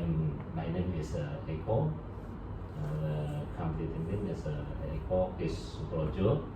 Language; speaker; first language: English; non-native, learner; Indonesian